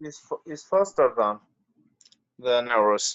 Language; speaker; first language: English; non-native, learner; Central Kurdish